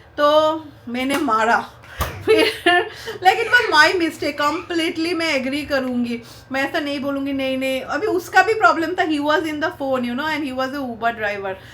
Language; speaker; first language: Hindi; non-native, local second language; Bangla